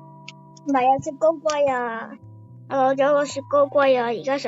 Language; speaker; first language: Chinese; early bilingual, heritage; Cantonese